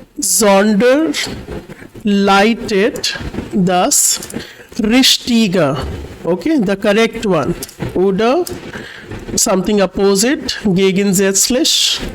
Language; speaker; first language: German; non-native, learner; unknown